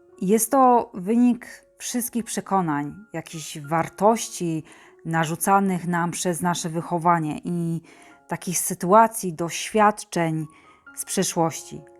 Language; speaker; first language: Polish; native; Polish